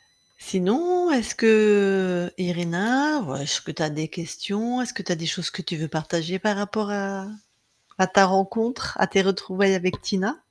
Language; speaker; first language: French; native; French